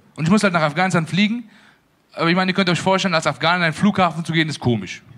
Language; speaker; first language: German; early bilingual, other home language; Persian